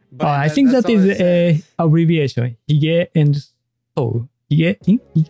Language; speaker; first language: English; non-native, learner; Japanese